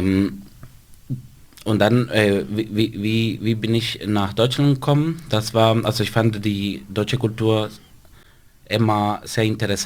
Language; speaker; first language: German; non-native, fluent; Spanish